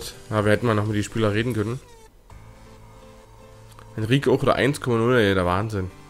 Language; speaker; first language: German; native; German